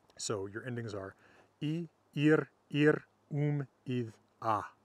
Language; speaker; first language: English; native; English